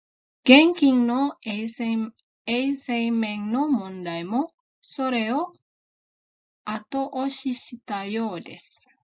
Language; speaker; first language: Japanese; non-native, fluent; Indonesian